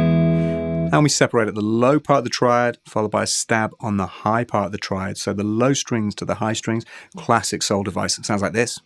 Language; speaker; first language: English; native; English